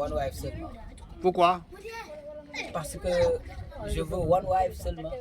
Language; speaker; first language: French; non-native, local second language; Wolof